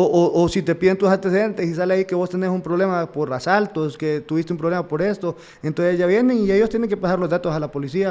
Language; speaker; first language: Spanish; native; Spanish